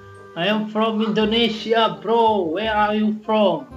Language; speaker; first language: English; non-native, learner; Indonesian